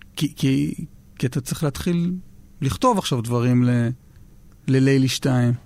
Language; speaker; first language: Hebrew; native; Hebrew